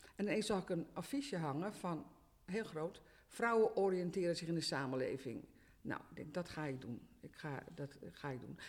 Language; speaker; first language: Dutch; native; Dutch